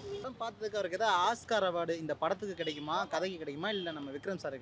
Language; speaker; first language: Tamil; native; Tamil